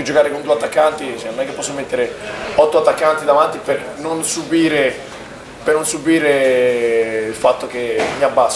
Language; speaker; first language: Italian; native; Italian